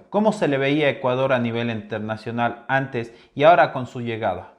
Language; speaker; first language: Spanish; native; Spanish